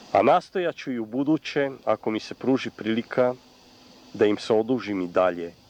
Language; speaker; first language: Serbian; non-native, local second language; Hungarian